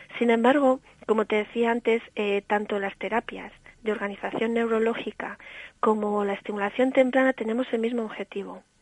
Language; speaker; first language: Spanish; early bilingual, heritage; Spanish